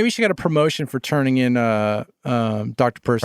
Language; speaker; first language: English; native; English